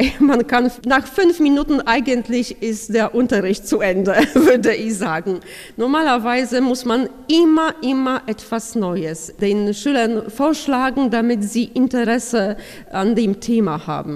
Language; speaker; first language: German; non-native, fluent; Polish